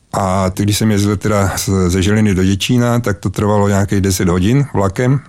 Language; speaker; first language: Czech; native; Czech